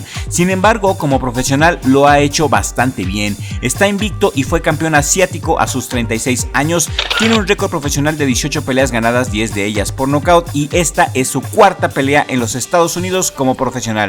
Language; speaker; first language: Spanish; native; Spanish